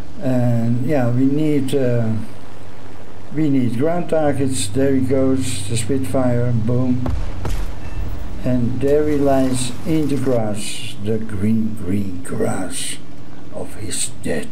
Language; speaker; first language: English; non-native, fluent; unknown